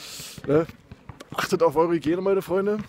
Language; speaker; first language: German; native; German